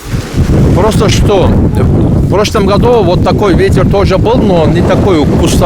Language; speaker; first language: Russian; non-native, learner; Turkish